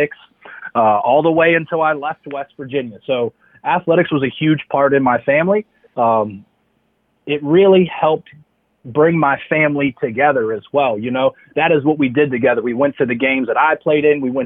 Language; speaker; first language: English; native; English